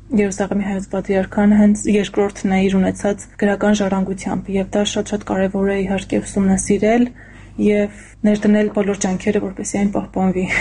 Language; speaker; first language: Armenian; native; Armenian